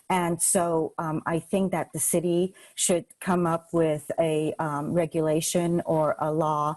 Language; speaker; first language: English; non-native, local second language; Cantonese